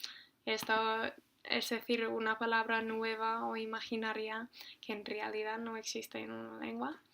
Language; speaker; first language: Spanish; non-native, fluent; English